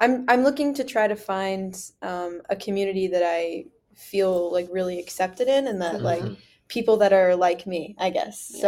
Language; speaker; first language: English; native; English